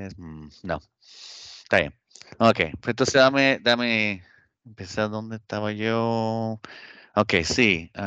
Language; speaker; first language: Spanish; early bilingual, heritage; Spanish